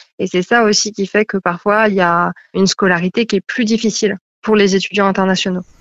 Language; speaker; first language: French; native; French